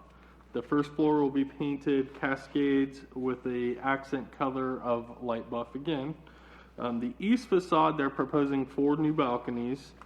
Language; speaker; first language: English; native; English